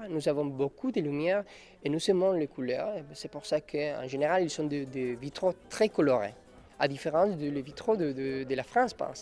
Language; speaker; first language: French; non-native, learner; Spanish